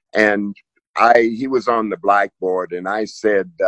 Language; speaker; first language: English; native; English